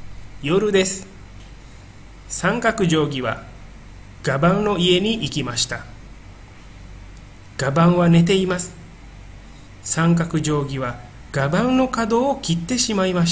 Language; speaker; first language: Japanese; non-native, fluent; Indonesian